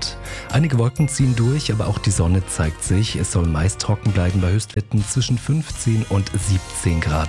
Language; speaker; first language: German; native; German